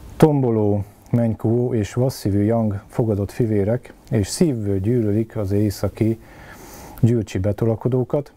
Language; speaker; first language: Hungarian; native; Hungarian